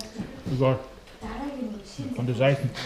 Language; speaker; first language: German; non-native, learner; Mongolian